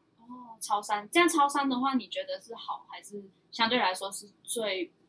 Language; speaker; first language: Chinese; early bilingual, heritage; Chinese